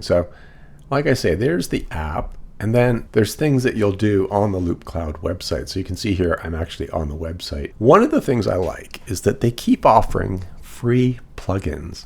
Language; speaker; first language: English; native; English